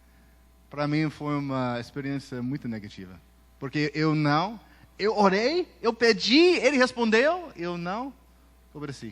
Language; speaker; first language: Portuguese; early bilingual, heritage; Portuguese